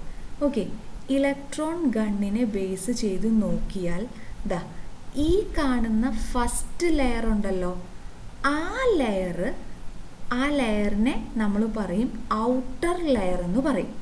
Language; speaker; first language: Malayalam; native; Malayalam